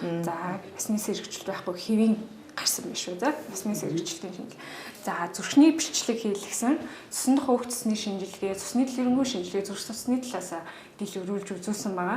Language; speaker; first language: Mongolian; native; Mongolian